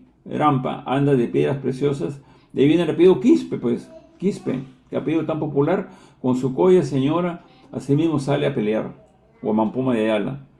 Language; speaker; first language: Spanish; native; Spanish